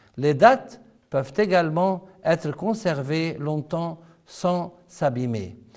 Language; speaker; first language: French; non-native, fluent; Arabic